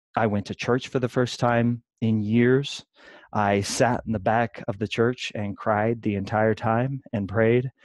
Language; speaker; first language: English; native; English